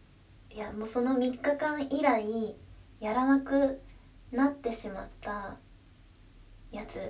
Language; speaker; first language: Japanese; native; Japanese